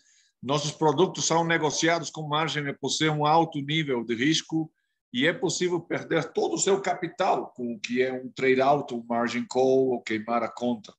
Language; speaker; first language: Portuguese; non-native, fluent; Spanish